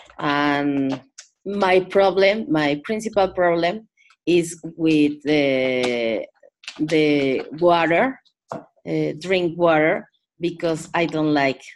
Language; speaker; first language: English; non-native, learner; Spanish